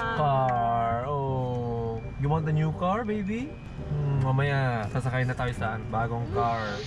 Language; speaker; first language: Filipino; native; Filipino